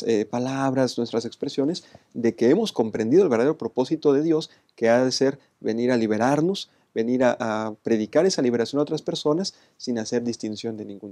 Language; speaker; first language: Spanish; native; Spanish